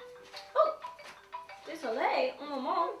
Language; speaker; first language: French; non-native, learner; English